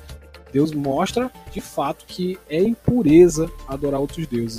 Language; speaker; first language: Portuguese; native; Portuguese